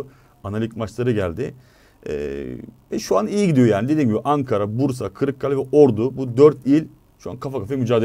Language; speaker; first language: Turkish; native; Turkish